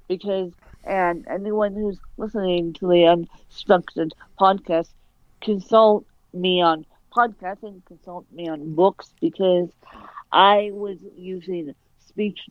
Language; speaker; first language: English; native; English